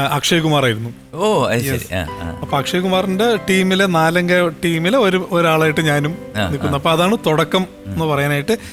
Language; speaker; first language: Malayalam; native; Malayalam